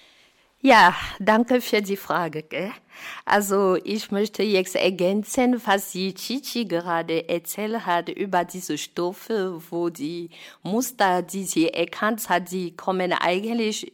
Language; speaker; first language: German; non-native, fluent; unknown